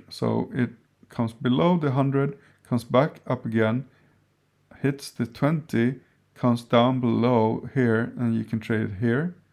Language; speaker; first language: English; non-native, fluent; Swedish